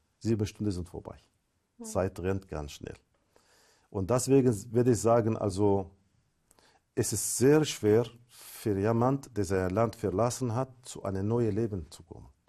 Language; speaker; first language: German; non-native, fluent; Arabic